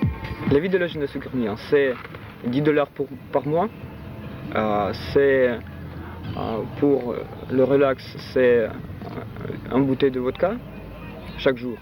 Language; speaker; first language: French; non-native, fluent; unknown